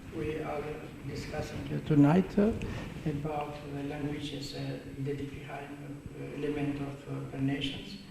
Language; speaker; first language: English; non-native, fluent; Albanian